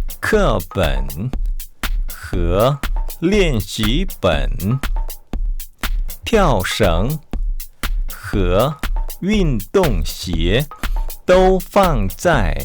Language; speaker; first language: Chinese; non-native, fluent; Korean